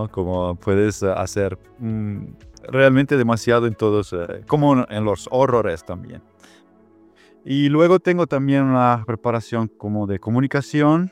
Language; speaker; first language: Spanish; non-native, fluent; Italian